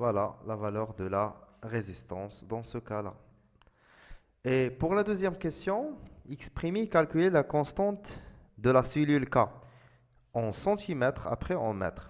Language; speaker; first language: French; non-native, local second language; Arabic